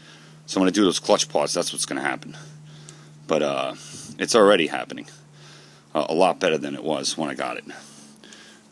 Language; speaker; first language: English; native; English